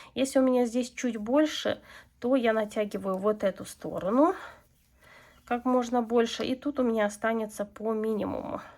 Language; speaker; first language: Russian; non-native, local second language; Latvian